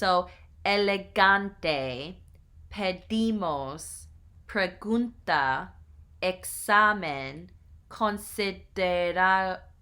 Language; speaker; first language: Spanish; non-native, learner; English